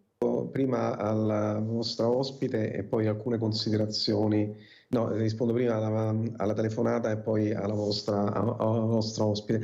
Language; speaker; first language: Italian; native; Italian